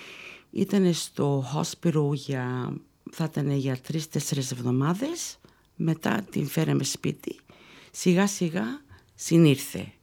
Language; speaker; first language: Greek; early bilingual, heritage; Greek